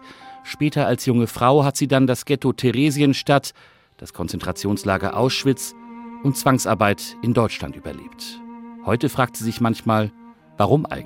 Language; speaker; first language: German; native; German